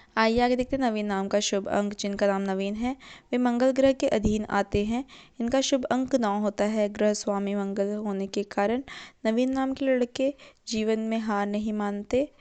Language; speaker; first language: Hindi; native; Hindi